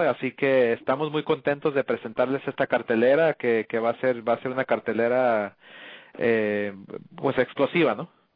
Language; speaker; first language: Spanish; early bilingual, heritage; Spanish